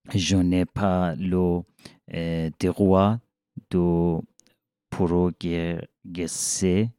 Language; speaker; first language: French; non-native, learner; Persian